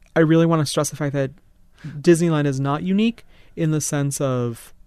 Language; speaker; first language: English; native; English